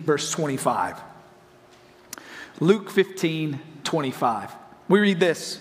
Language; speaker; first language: English; native; English